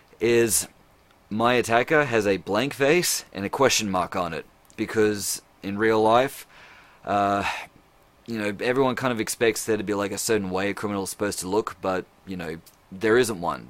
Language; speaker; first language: English; native; English